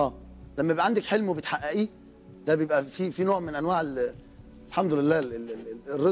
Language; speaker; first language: Arabic; native; Arabic